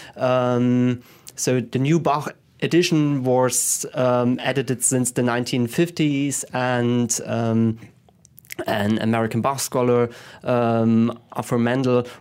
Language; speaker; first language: English; non-native, fluent; German